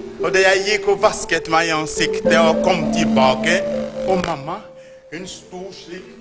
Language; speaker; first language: Norwegian; non-native, fluent; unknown